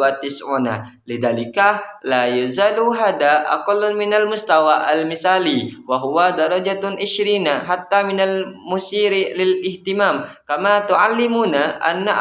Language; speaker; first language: Arabic; non-native, learner; Indonesian